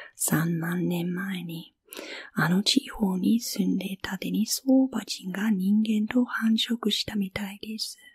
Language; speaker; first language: Japanese; non-native, fluent; English